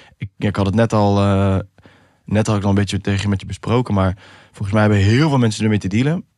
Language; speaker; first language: Dutch; early bilingual, other home language; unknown